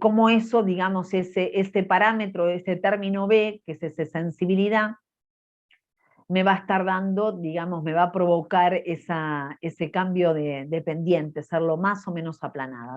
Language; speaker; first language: Spanish; native; Spanish